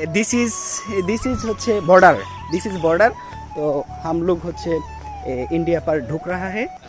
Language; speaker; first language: Hindi; non-native, learner; Bangla